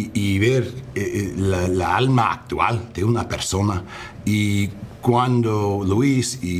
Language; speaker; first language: Spanish; non-native, learner; English